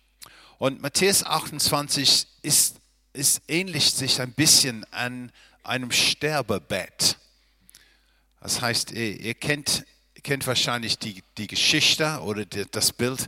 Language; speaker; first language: German; non-native, fluent; English